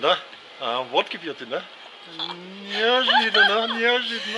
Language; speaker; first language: Russian; non-native, fluent; English